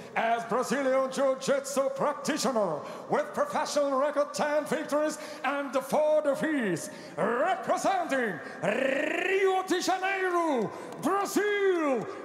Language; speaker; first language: English; non-native, fluent; Russian